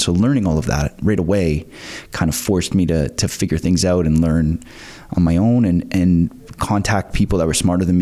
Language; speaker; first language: English; native; English